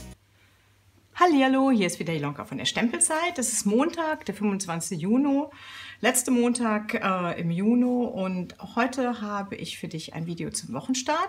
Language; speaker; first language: German; native; German